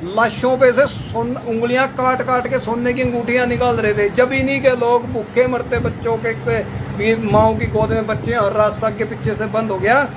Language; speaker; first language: Hindi; non-native, local second language; Punjabi